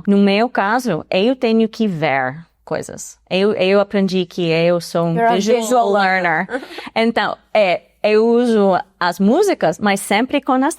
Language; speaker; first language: Portuguese; non-native, fluent; English